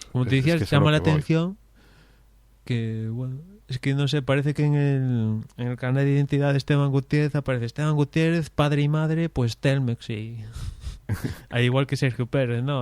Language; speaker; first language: Spanish; native; Spanish